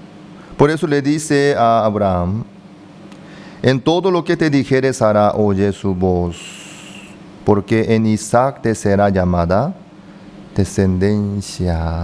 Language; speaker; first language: Spanish; non-native, fluent; Korean